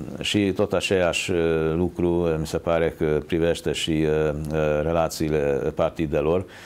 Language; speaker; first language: Romanian; non-native, fluent; Hungarian